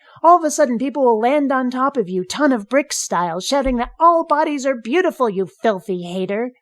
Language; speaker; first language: English; native; English